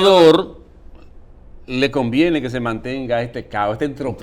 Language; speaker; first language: Spanish; native; Spanish